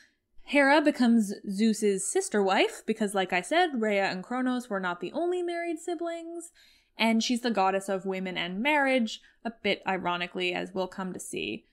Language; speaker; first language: English; native; English